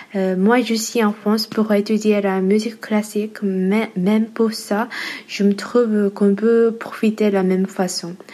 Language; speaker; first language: French; non-native, learner; Japanese